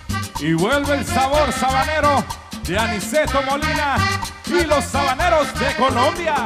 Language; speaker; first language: Spanish; native; Spanish